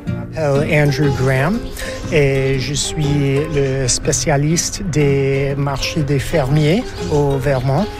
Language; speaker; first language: French; non-native, fluent; English